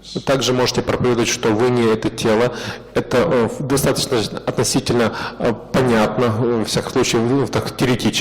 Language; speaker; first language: Russian; native; Russian